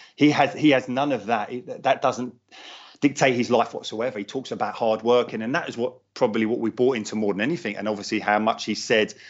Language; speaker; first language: English; native; English